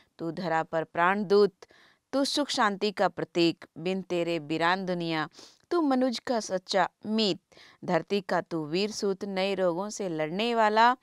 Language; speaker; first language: Hindi; native; Hindi